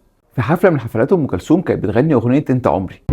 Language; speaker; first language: Arabic; native; Arabic